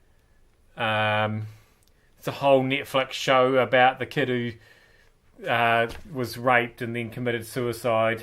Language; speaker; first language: English; native; English